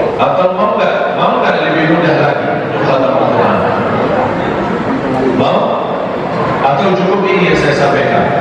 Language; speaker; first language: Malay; non-native, fluent; Arabic